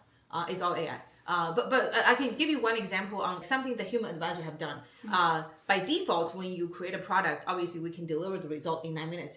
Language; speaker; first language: English; non-native, fluent; Chinese